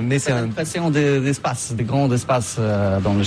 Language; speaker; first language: French; non-native, learner; Polish